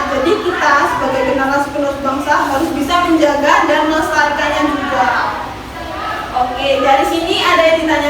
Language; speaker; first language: Indonesian; native; Indonesian